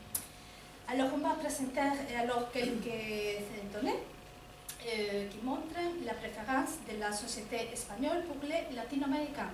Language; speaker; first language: French; non-native, fluent; Spanish